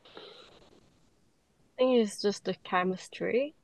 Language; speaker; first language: English; non-native, local second language; Cantonese